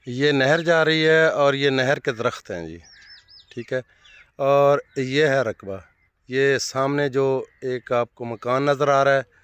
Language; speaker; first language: Urdu; non-native, local second language; Punjabi